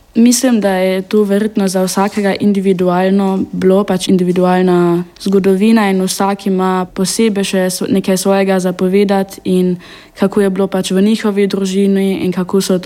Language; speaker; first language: Slovenian; native; Slovenian